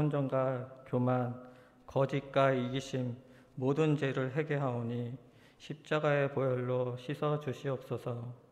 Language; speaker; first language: Korean; native; Korean